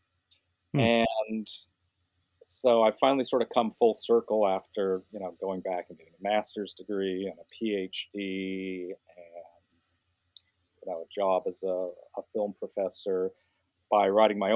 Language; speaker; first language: English; native; English